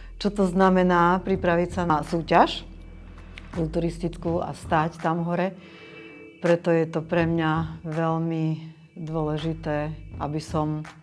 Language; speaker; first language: Slovak; native; Slovak